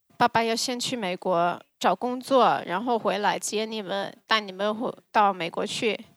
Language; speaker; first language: Chinese; early bilingual, heritage; Chinese